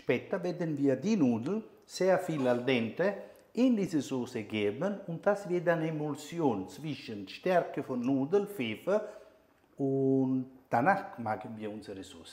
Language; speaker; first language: German; non-native, fluent; Italian